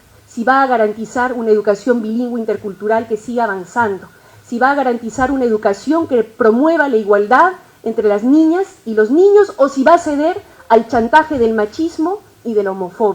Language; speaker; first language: Spanish; native; Spanish